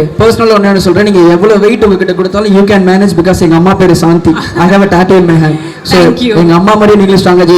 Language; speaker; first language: Tamil; native; Tamil